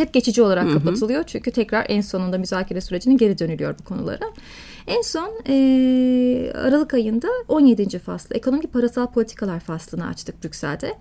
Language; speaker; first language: Turkish; native; Turkish